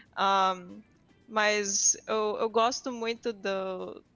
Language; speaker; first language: Portuguese; early bilingual, heritage; English